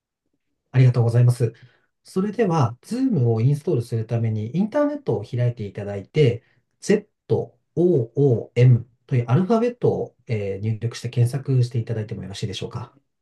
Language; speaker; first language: Japanese; native; Japanese